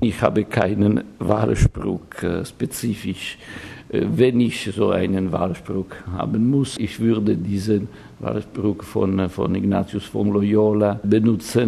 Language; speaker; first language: German; non-native, fluent; Italian